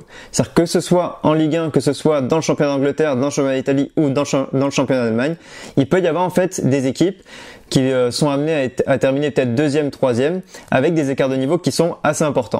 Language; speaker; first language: French; native; French